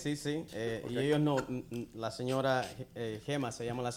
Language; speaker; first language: Spanish; native; Spanish